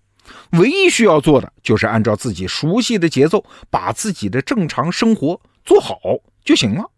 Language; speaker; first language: Chinese; native; Chinese